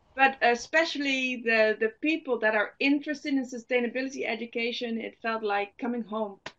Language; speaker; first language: English; non-native, fluent; Dutch